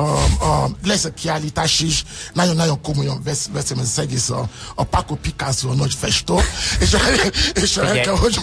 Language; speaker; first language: Hungarian; non-native, learner; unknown